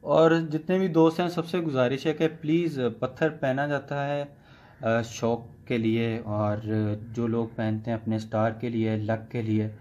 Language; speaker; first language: Urdu; native; Urdu